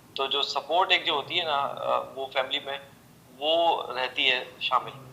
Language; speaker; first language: Urdu; native; Urdu